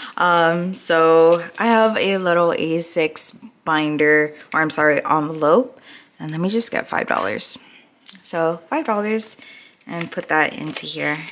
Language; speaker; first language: English; native; English